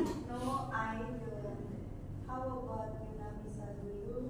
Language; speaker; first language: English; non-native, learner; Indonesian